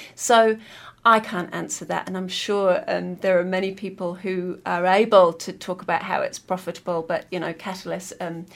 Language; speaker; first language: English; native; English